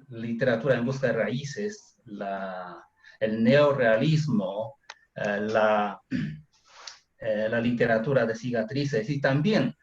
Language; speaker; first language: Spanish; non-native, fluent; Chinese